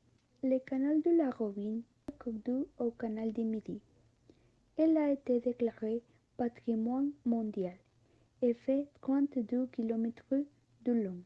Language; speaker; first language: French; non-native, learner; Spanish